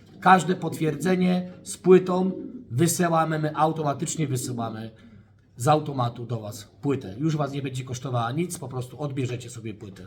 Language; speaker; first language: Polish; native; Polish